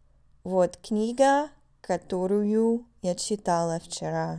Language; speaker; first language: Russian; non-native, fluent; English